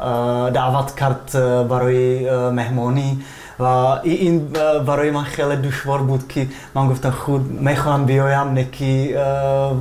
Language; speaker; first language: Tajik; non-native, fluent; Czech